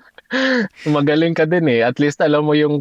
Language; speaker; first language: Filipino; non-native, fluent; Arabic